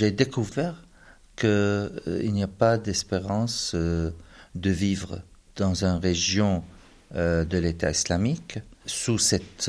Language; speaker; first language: French; non-native, fluent; Arabic